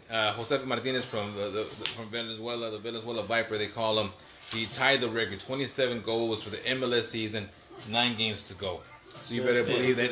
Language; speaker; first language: English; early bilingual, other home language; Spanish